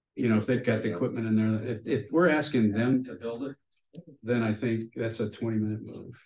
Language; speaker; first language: English; native; English